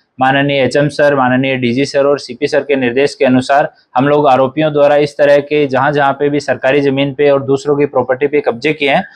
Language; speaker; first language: Hindi; non-native, local second language; Gujarati